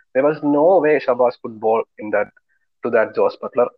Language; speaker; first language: English; non-native, local second language; Malayalam